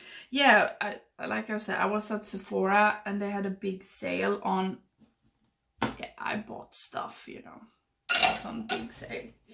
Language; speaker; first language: English; non-native, fluent; Swedish